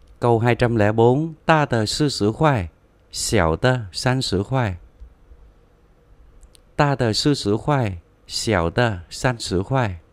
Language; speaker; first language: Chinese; non-native, fluent; Vietnamese